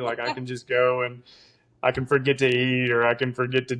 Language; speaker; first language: English; native; English